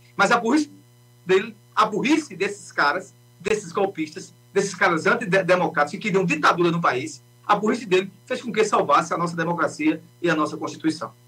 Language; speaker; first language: Portuguese; native; Portuguese